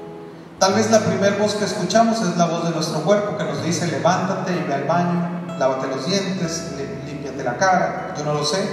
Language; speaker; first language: Spanish; native; Spanish